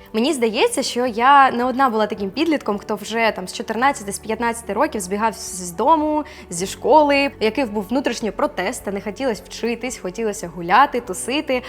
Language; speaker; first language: Ukrainian; non-native, local second language; Russian